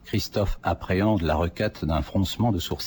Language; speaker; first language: French; native; French